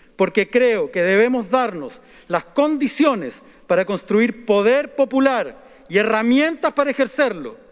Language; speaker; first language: Spanish; native; Spanish